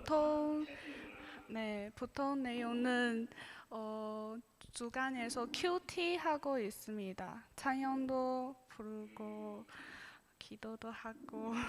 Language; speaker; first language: Korean; non-native, learner; Chinese